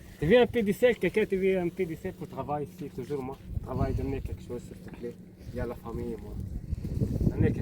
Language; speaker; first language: French; non-native, learner; Arabic